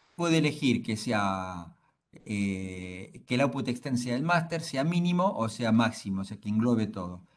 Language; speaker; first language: Spanish; native; Spanish